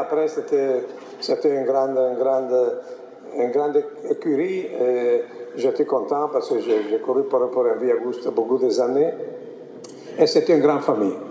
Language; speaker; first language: French; non-native, fluent; Italian